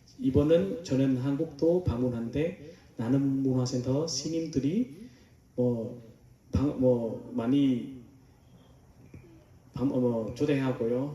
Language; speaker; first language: Korean; non-native, learner; Vietnamese